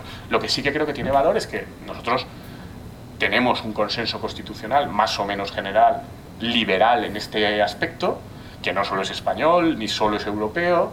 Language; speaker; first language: Spanish; native; Spanish